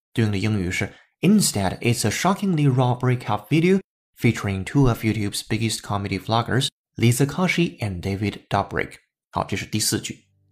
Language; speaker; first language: English; non-native, fluent; Chinese